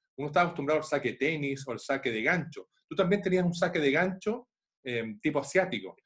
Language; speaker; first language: Spanish; native; Spanish